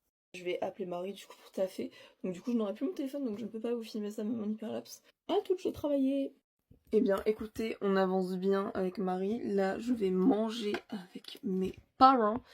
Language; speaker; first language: French; native; French